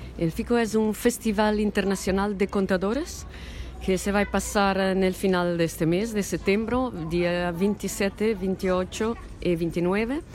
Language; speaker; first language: Spanish; non-native, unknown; Italian